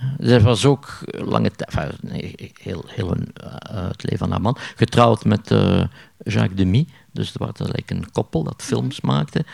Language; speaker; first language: Dutch; native; Dutch